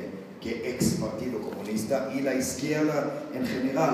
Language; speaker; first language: Spanish; non-native, learner; Hebrew